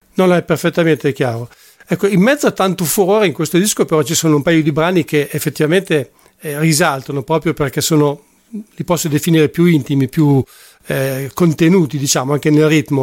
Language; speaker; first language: Italian; native; Italian